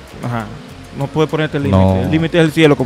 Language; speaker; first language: Spanish; native; Spanish